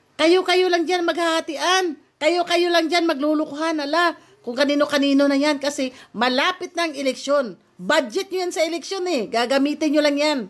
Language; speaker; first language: Filipino; native; Filipino